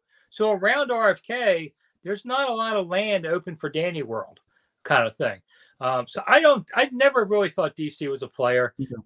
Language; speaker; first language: English; native; English